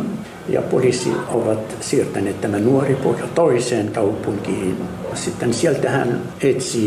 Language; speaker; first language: Finnish; non-native, learner; Arabic